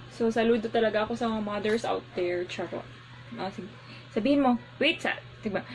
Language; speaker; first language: Filipino; non-native, local second language; Cebuano